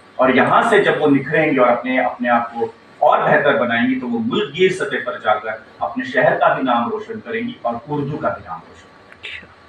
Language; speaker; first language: Urdu; non-native, local second language; Konkani